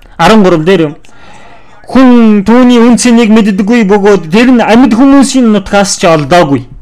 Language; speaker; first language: Mongolian; non-native, fluent; Korean